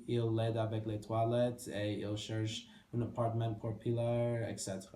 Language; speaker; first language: French; non-native, learner; English